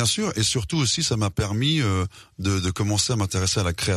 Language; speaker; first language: French; native; French